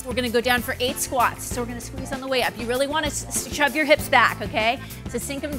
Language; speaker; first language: English; native; English